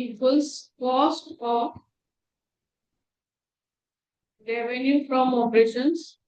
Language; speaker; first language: English; non-native, local second language; Hindi